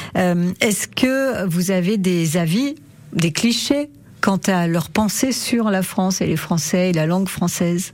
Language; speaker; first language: French; native; French